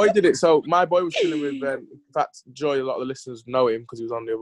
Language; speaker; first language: English; native; English